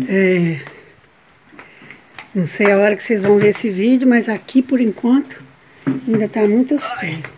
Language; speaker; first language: Portuguese; native; Portuguese